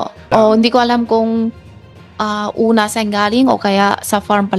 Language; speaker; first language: Filipino; non-native, learner; Chinese